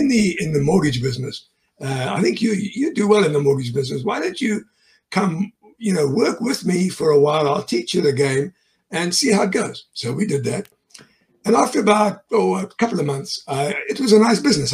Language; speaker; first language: English; native; English